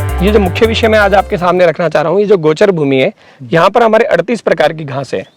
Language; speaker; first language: Hindi; native; Hindi